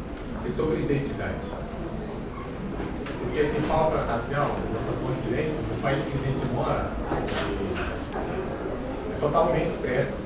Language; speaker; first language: Portuguese; non-native, fluent; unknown